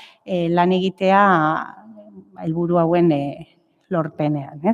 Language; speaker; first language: Basque; native; Basque